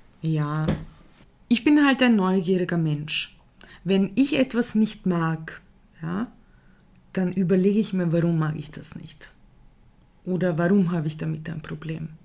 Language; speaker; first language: German; early bilingual, other home language; Croatian